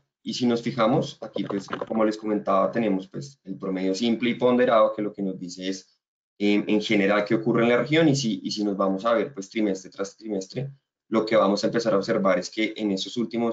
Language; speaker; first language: Spanish; native; Spanish